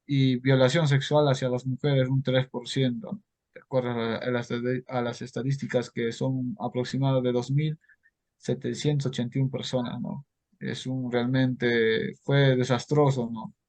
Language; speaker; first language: Spanish; native; Spanish